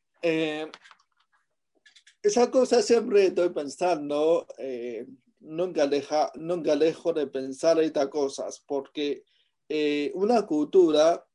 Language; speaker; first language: Spanish; non-native, fluent; Chinese